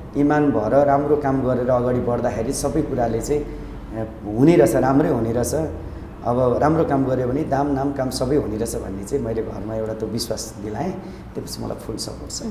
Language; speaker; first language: Nepali; native; Nepali